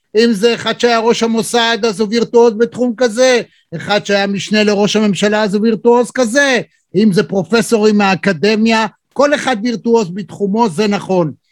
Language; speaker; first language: Hebrew; native; Hebrew